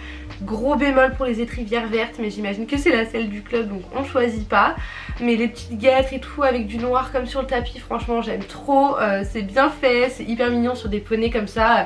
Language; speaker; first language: French; native; French